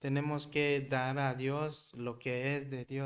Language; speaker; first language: Spanish; non-native, learner; Korean